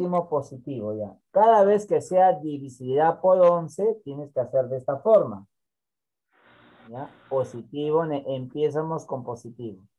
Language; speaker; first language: Spanish; native; Spanish